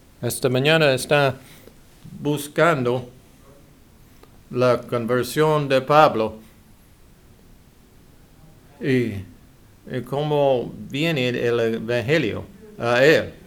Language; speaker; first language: Spanish; non-native, learner; English